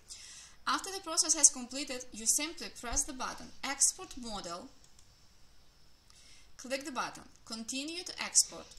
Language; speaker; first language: English; non-native, fluent; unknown